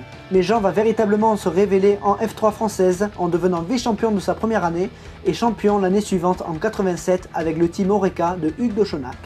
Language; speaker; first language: French; native; French